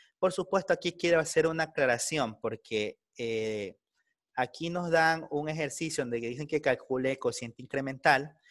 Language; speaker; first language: Spanish; native; Spanish